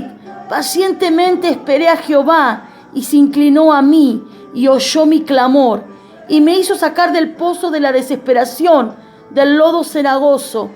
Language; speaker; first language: Spanish; native; Spanish